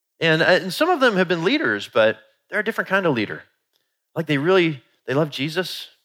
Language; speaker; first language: English; native; English